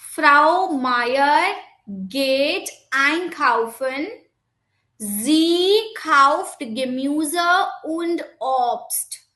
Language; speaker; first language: German; non-native, fluent; Hindi